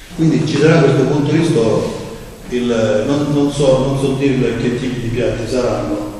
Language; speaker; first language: Italian; native; Italian